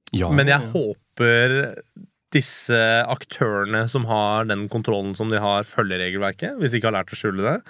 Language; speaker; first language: Norwegian; early bilingual, other home language; Persian